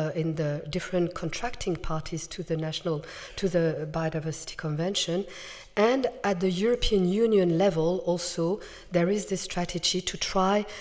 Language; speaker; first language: English; non-native, fluent; French